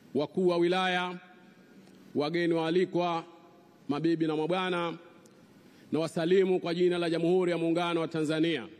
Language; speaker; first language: Swahili; native; Swahili